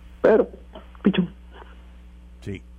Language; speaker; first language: Spanish; native; Spanish